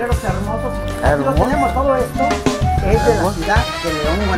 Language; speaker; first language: Spanish; native; Spanish